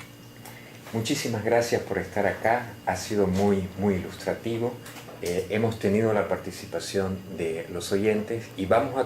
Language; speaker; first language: Spanish; native; Spanish